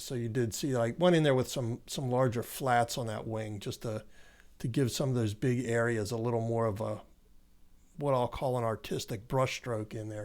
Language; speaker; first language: English; native; English